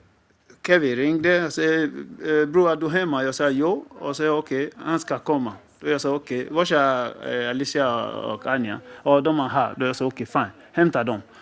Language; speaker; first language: Swedish; non-native, fluent; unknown